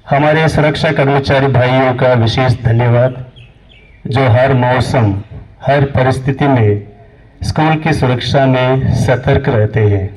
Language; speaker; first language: Hindi; native; Hindi